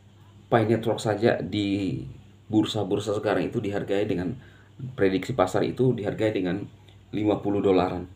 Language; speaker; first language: Indonesian; native; Indonesian